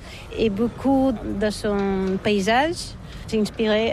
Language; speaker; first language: French; non-native, learner; Catalan